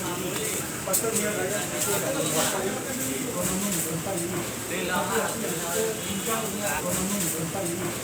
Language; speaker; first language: Malay; native; Malay